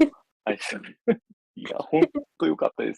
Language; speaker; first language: Japanese; native; Japanese